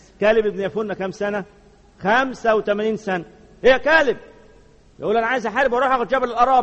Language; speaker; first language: Arabic; native; Arabic